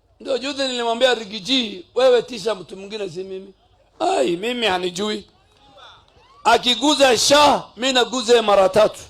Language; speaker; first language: Swahili; non-native, local second language; Somali